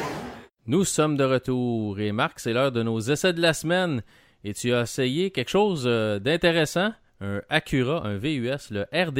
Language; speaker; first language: French; native; French